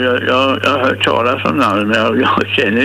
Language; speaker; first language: Swedish; native; Swedish